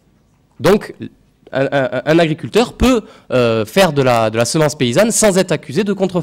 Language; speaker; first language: French; native; French